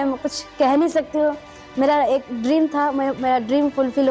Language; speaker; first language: Hindi; non-native, local second language; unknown